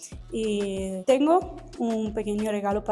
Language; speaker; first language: Spanish; non-native, fluent; Italian